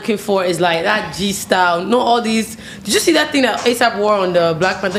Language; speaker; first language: English; native; English